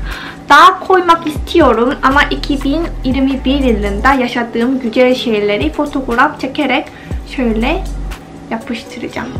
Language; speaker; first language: Turkish; non-native, fluent; Korean